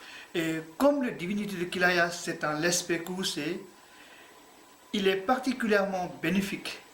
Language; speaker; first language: French; non-native, learner; Tibetan